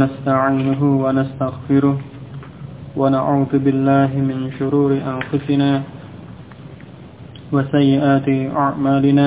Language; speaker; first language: Arabic; non-native, fluent; Indonesian